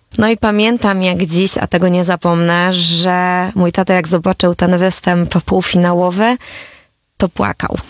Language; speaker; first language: Polish; native; Polish